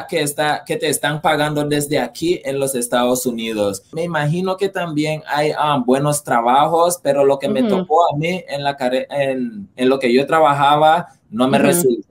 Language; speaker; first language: Spanish; early bilingual, heritage; Spanish